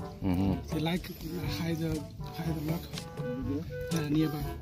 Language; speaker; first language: English; non-native, learner; Filipino